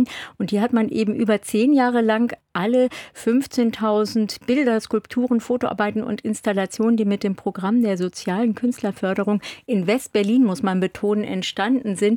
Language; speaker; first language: German; native; German